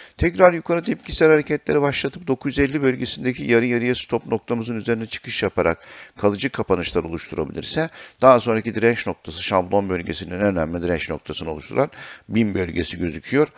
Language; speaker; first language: Turkish; native; Turkish